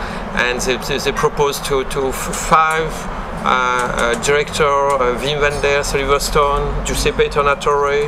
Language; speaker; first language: English; non-native, learner; French